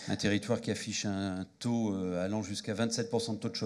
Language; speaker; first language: French; native; French